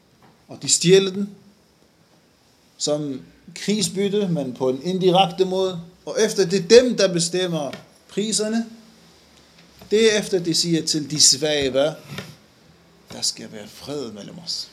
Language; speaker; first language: Danish; non-native, fluent; Arabic